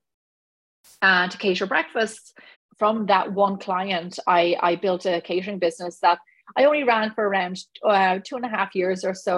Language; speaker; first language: English; native; English